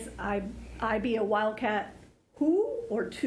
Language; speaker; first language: English; native; English